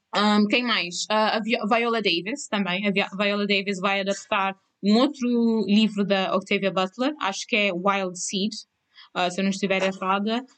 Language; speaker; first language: Portuguese; non-native, local second language; Kabuverdianu